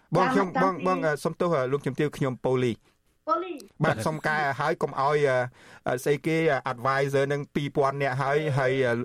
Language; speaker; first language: Khmer; native; Khmer